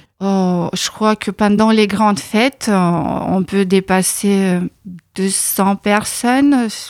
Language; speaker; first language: French; non-native, fluent; Lithuanian